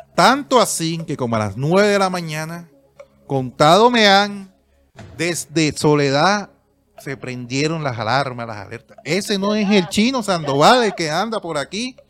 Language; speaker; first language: Spanish; native; Spanish